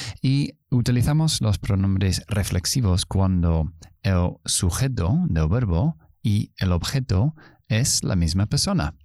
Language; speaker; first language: Spanish; non-native, fluent; English